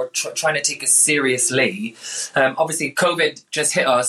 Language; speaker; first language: English; native; English